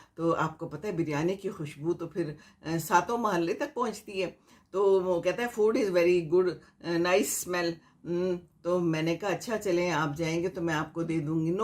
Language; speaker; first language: Urdu; native; Urdu